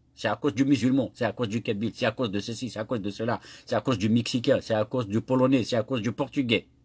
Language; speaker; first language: French; non-native, local second language; Kabyle